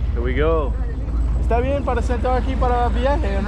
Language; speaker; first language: Spanish; non-native, learner; English